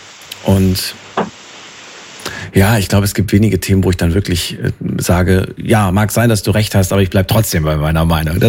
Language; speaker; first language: German; native; German